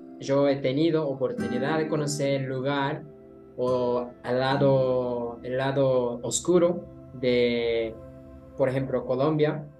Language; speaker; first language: Spanish; non-native, learner; Japanese